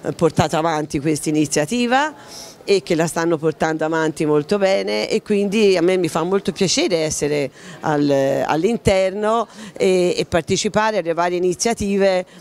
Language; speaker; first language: Italian; native; Italian